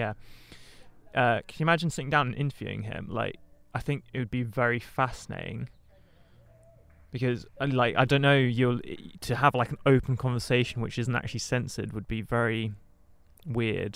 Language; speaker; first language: English; native; English